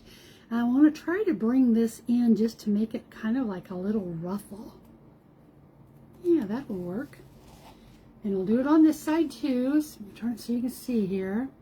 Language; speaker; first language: English; native; English